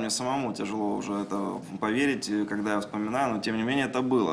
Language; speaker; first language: Russian; native; Russian